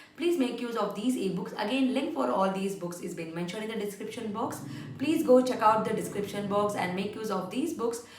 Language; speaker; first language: English; non-native, local second language; Kannada